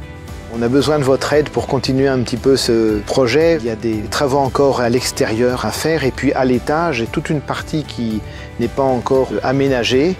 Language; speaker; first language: French; native; French